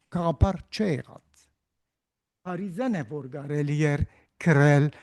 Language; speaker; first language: Armenian; native; Armenian